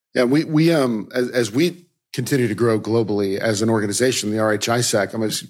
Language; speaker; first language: English; early bilingual, other home language; Dutch